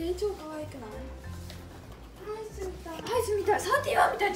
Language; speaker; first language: Japanese; native; Japanese